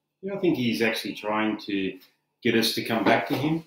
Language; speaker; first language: English; native; English